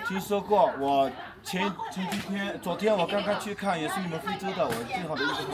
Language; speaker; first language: Chinese; non-native, local second language; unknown